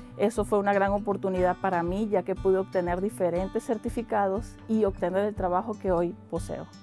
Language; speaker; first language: Spanish; native; Spanish